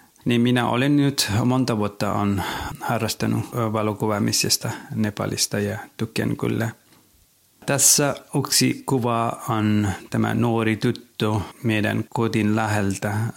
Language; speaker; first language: Finnish; non-native, learner; Nepali